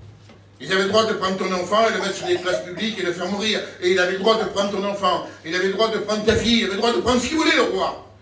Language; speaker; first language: French; native; French